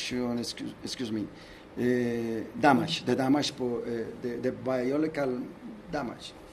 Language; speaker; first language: English; non-native, learner; Spanish